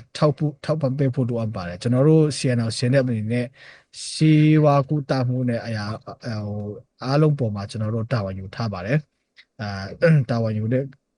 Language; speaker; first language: Burmese; non-native, local second language; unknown